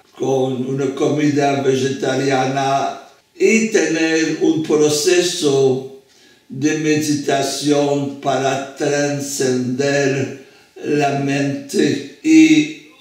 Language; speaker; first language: Spanish; non-native, fluent; French